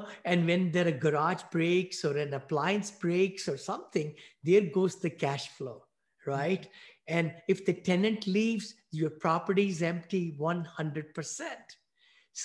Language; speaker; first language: English; non-native, local second language; Hindi